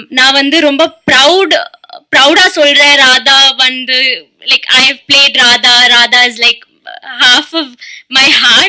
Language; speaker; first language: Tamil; non-native, learner; Malayalam